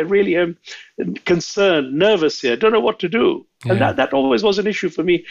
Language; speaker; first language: English; non-native, local second language; Sindhi